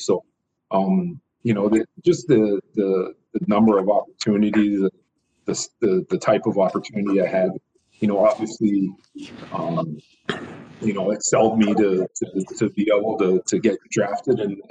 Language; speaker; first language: English; native; English